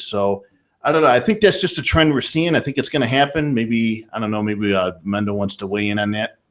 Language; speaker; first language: English; native; English